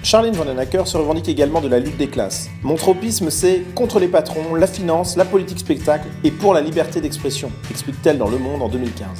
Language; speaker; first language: French; native; French